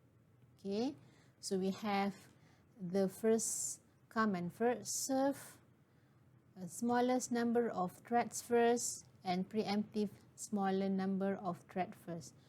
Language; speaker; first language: English; non-native, local second language; Malay